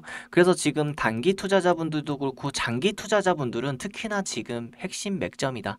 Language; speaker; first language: Korean; native; Korean